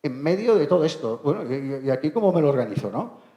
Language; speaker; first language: Spanish; non-native, local second language; Catalan